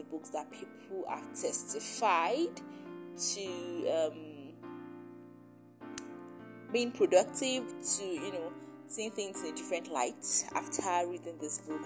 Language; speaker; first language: English; non-native, local second language; Yoruba